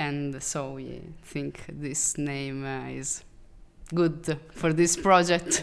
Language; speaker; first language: English; non-native, learner; Italian